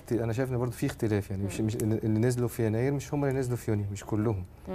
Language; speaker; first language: Arabic; native; Arabic